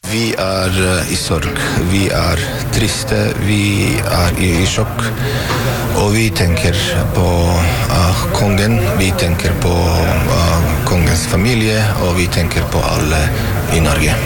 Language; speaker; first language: Norwegian; non-native, fluent; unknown